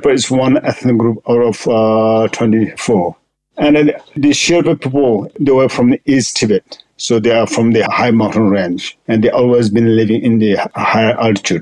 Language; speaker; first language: English; non-native, local second language; Sherpa